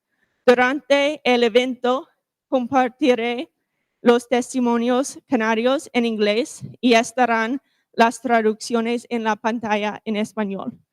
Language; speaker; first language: Spanish; non-native, fluent; English